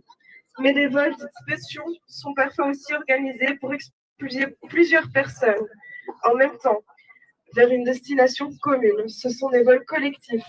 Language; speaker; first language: French; native; French